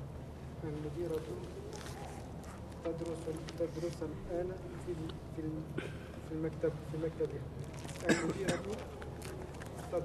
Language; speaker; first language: Arabic; non-native, learner; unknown